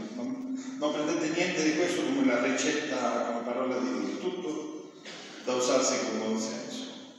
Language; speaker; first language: Italian; non-native, fluent; Spanish